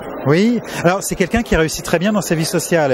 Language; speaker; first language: French; native; French